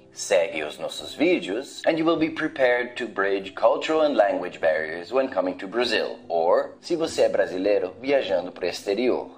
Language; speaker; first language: Portuguese; non-native, fluent; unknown